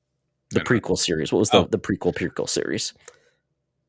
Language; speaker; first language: English; native; English